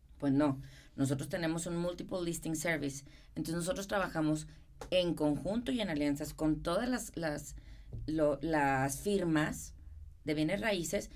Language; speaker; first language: Spanish; native; Spanish